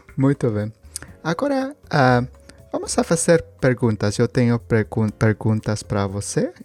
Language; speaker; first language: Portuguese; non-native, learner; Spanish